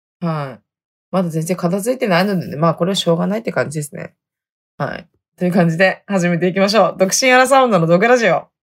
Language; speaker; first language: Japanese; native; Japanese